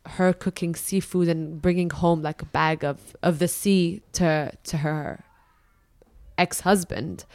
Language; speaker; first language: English; early bilingual, other home language; Arabic